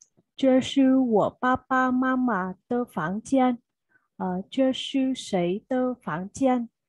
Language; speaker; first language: Chinese; non-native, learner; Vietnamese